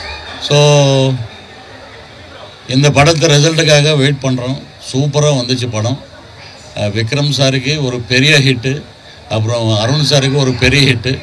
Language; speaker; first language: Tamil; non-native, local second language; Telugu